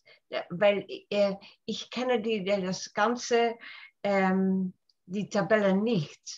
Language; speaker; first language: German; non-native, fluent; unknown